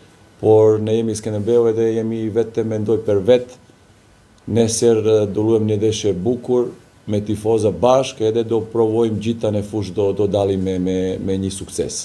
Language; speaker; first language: Albanian; non-native, learner; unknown